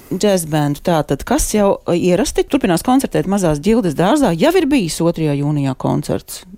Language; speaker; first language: Latvian; native; Latvian